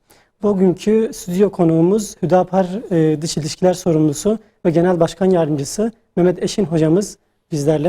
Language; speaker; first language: Turkish; native; Turkish